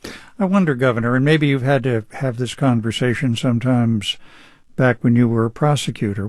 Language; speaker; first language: English; native; English